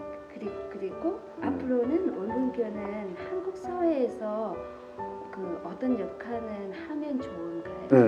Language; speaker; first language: Korean; non-native, learner; Vietnamese